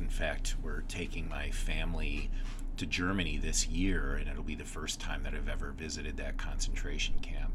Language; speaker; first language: English; native; English